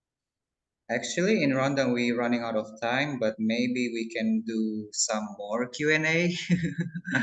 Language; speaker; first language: English; non-native, local second language; Indonesian